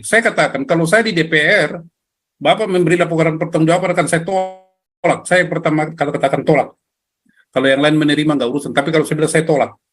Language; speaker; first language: Indonesian; native; Indonesian